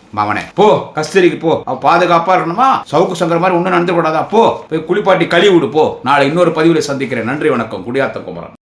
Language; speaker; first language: Tamil; non-native, local second language; Telugu